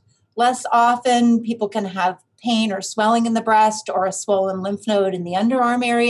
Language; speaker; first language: English; native; English